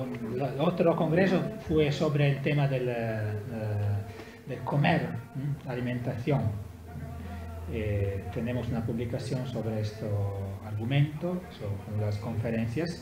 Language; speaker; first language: Spanish; non-native, learner; Italian